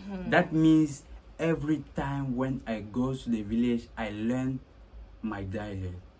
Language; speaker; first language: English; non-native, local second language; French